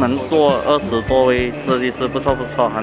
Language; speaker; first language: Chinese; native; Chinese